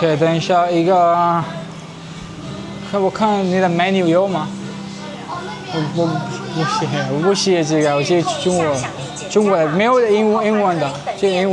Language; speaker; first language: Chinese; non-native, learner; Urdu